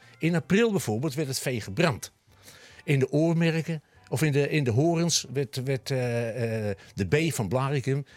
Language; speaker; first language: Dutch; native; Dutch